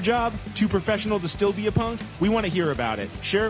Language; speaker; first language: English; native; English